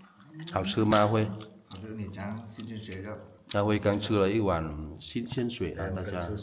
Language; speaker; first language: Chinese; non-native, learner; Vietnamese